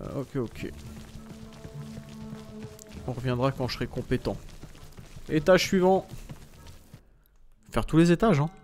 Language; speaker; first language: French; native; French